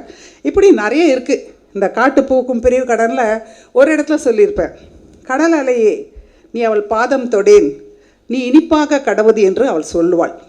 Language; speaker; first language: Tamil; native; Tamil